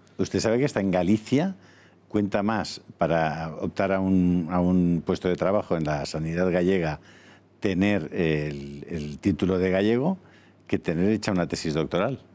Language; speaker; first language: Spanish; native; Spanish